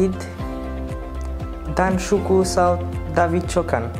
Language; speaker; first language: Romanian; non-native, learner; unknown